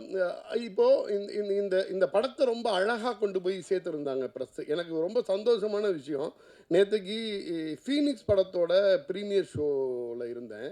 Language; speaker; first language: Tamil; native; Tamil